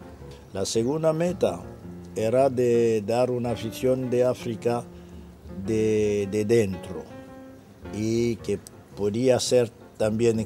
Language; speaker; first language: Spanish; non-native, fluent; French